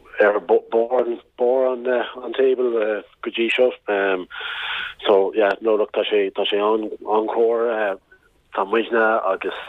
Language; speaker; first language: Irish; non-native, local second language; English